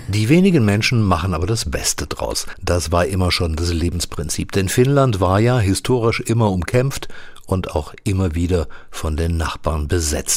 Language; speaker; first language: German; native; German